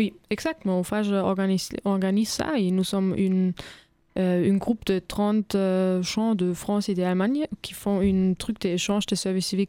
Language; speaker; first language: French; non-native, fluent; German